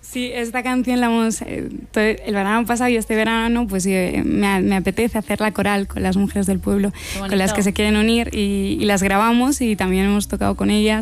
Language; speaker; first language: Spanish; native; Spanish